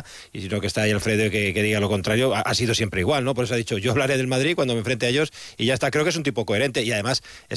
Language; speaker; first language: Spanish; native; Spanish